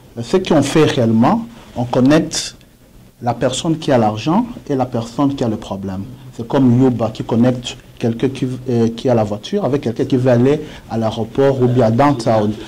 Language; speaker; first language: French; non-native, local second language; Swahili